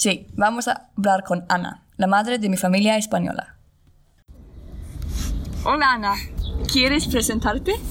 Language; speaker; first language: Spanish; non-native, learner; Swedish